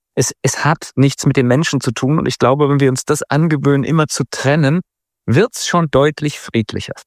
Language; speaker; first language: German; native; German